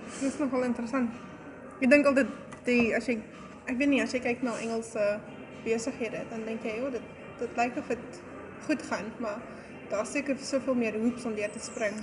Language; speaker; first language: Afrikaans; native; Afrikaans